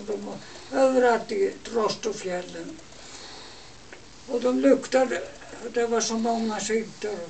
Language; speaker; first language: Swedish; non-native, local second language; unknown